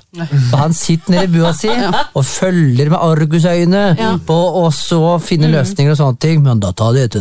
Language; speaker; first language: Norwegian; native; Norwegian